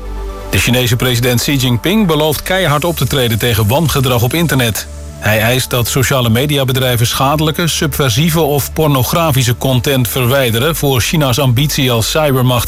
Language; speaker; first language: Dutch; native; Dutch